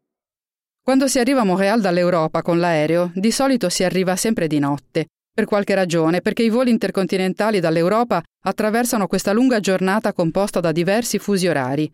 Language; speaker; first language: Italian; native; Italian